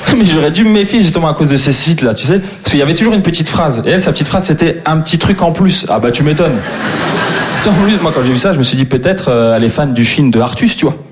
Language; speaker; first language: French; native; French